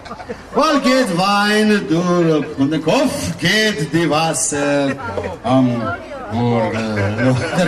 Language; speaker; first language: German; non-native, learner; Slovenian